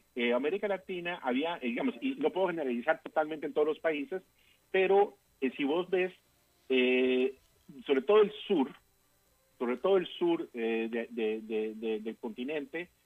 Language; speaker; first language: Spanish; native; Spanish